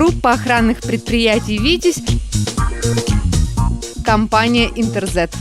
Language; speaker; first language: Russian; native; Russian